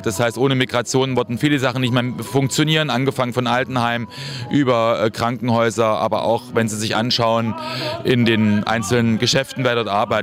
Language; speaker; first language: German; native; German